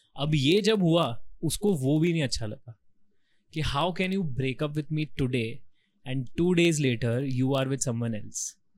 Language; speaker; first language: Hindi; native; Hindi